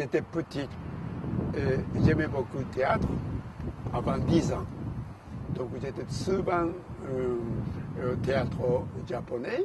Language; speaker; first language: French; non-native, learner; Japanese